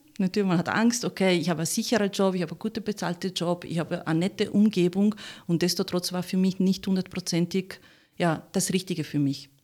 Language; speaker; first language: German; non-native, fluent; Italian